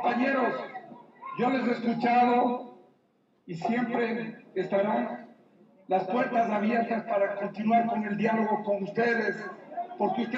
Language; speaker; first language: Spanish; native; Spanish